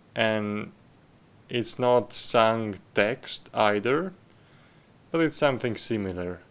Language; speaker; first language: English; non-native, fluent; Slovenian